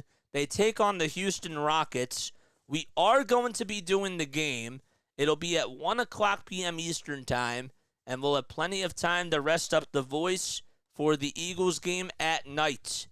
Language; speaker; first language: English; native; English